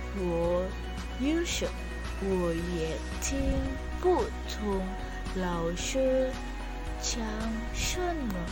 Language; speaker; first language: Chinese; non-native, learner; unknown